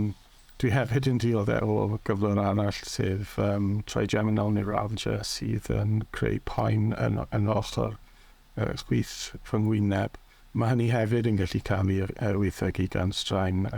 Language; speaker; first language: Welsh; native; Welsh